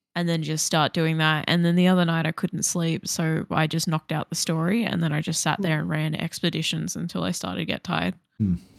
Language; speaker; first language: English; native; English